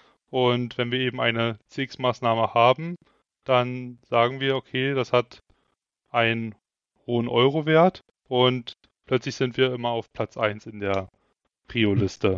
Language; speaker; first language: German; native; German